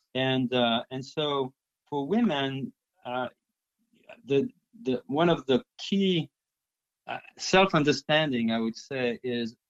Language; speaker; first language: English; non-native, fluent; French